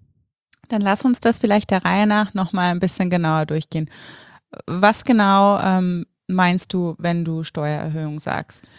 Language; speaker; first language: German; native; German